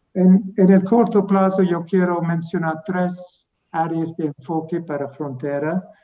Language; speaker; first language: Spanish; non-native, fluent; English